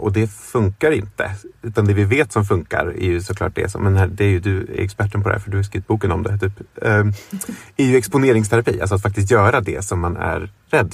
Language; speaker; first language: Swedish; native; Swedish